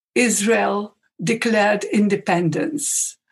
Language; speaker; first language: English; non-native, fluent; Arabic